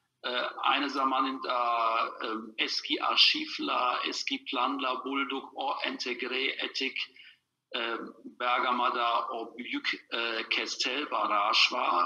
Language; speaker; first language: Turkish; non-native, learner; German